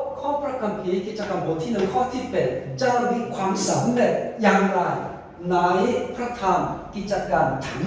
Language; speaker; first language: Thai; non-native, fluent; Korean